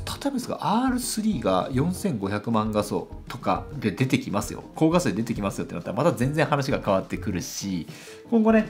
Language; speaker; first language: Japanese; native; Japanese